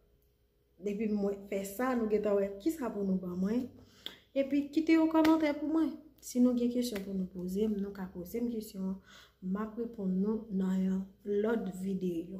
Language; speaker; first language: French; non-native, learner; Haitian Creole